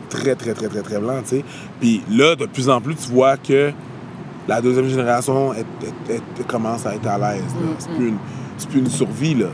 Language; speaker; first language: French; native; French